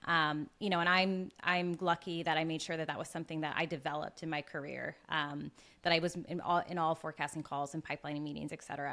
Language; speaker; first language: English; native; English